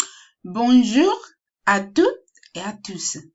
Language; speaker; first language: French; non-native, learner; Spanish